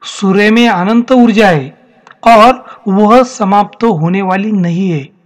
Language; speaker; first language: Hindi; non-native, local second language; Marathi